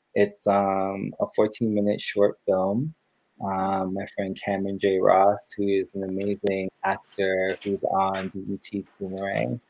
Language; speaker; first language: English; native; English